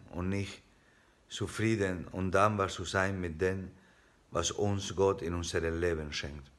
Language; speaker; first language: German; non-native, fluent; Spanish